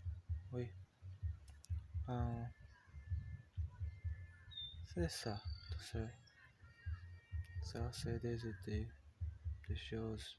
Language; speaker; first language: French; non-native, learner; Portuguese